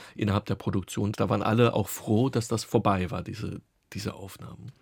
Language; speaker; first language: German; native; German